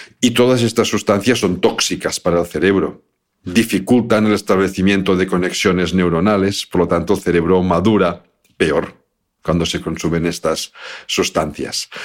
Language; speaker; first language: Spanish; native; Spanish